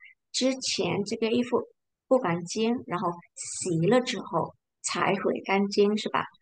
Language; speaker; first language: Chinese; non-native, fluent; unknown